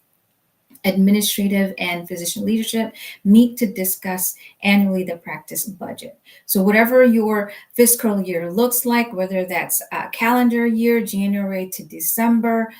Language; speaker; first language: English; native; English